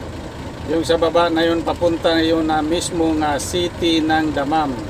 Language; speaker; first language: Filipino; native; Filipino